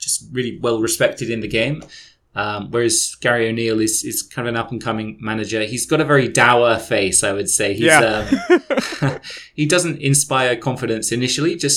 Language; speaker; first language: English; native; English